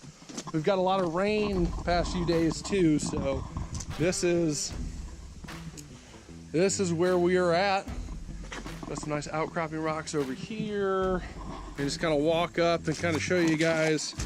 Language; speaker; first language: English; native; English